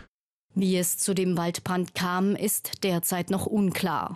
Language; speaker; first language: German; native; German